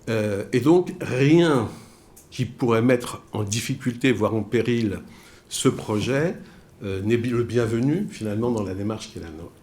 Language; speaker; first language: French; native; French